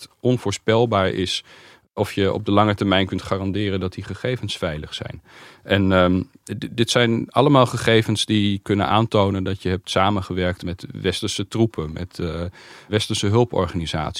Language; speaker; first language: Dutch; native; Dutch